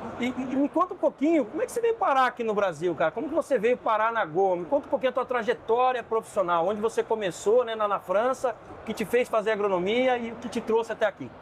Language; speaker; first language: Portuguese; native; Portuguese